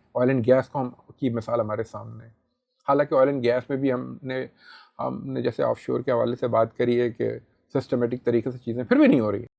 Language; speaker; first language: Urdu; native; Urdu